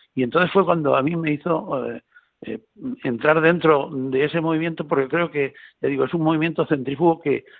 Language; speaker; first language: Spanish; native; Spanish